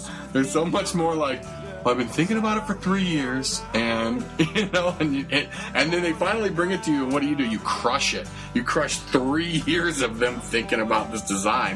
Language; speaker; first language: English; native; English